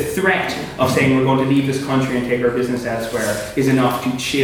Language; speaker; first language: English; native; English